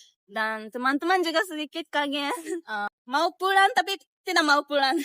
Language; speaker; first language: Indonesian; non-native, learner; Japanese